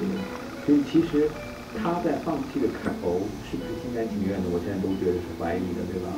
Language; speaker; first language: Chinese; native; Chinese